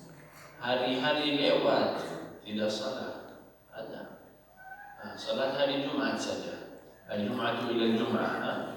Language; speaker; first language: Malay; non-native, learner; Arabic